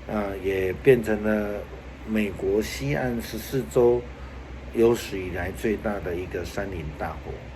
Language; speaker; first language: Chinese; native; Chinese